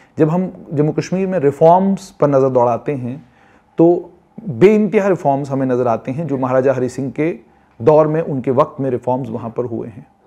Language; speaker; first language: Hindi; non-native, local second language; Kashmiri